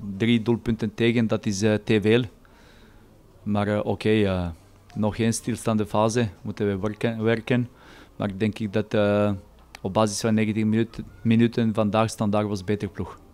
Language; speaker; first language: Dutch; non-native, fluent; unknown